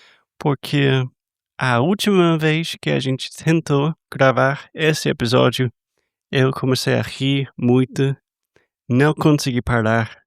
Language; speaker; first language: Portuguese; non-native, fluent; English